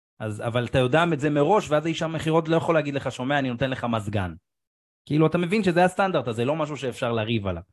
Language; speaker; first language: Hebrew; native; Hebrew